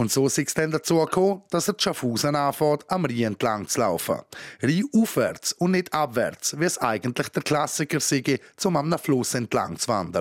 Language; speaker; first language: German; native; German